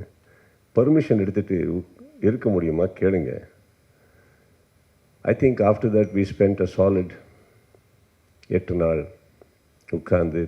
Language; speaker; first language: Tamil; non-native, learner; Kannada